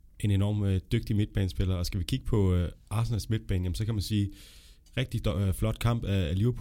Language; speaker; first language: Danish; native; Danish